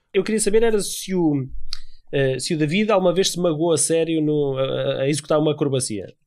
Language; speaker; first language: Portuguese; native; Portuguese